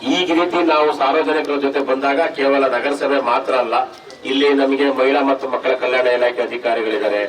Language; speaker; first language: Kannada; native; Kannada